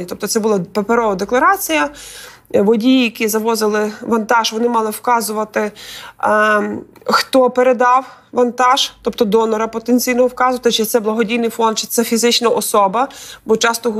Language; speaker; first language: Ukrainian; native; Ukrainian